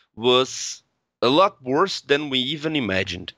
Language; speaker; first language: English; non-native, fluent; Portuguese